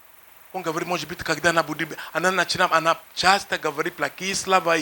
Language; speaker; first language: Russian; non-native, fluent; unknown